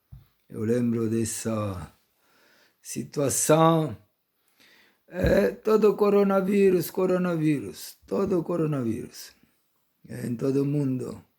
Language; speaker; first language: Portuguese; non-native, fluent; Italian